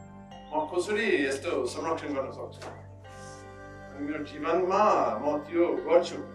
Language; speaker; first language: Nepali; non-native, learner; English